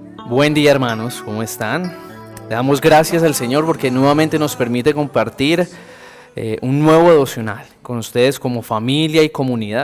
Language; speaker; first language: Spanish; native; Spanish